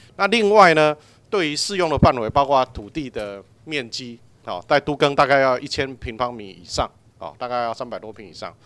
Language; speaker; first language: Chinese; native; Chinese